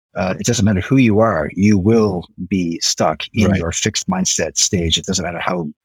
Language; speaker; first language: English; native; English